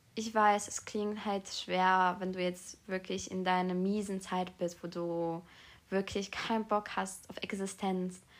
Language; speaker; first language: German; early bilingual, other home language; Polish